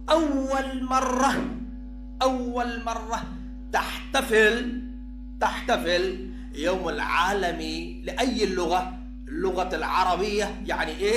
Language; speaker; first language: Arabic; non-native, fluent; Urdu